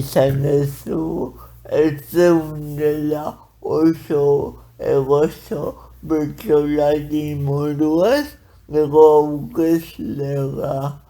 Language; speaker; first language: Basque; non-native, learner; Spanish